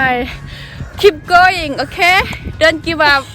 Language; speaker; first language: English; non-native, learner; Thai